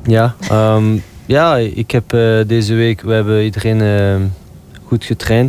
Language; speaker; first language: Dutch; non-native, local second language; French